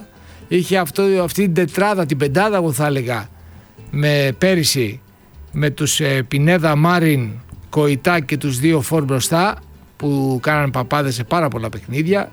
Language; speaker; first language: Greek; native; Greek